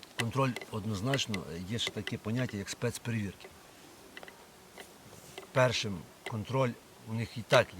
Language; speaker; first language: Ukrainian; native; Ukrainian